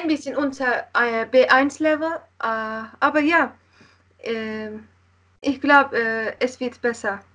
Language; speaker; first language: German; non-native, learner; Turkish